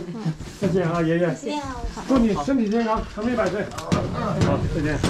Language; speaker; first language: Chinese; native; Chinese